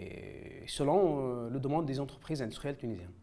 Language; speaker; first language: French; non-native, local second language; Arabic